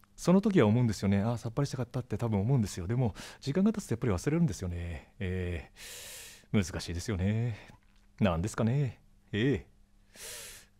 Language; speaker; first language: Japanese; native; Japanese